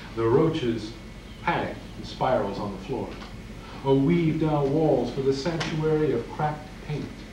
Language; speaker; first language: English; native; English